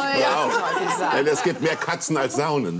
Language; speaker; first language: German; native; German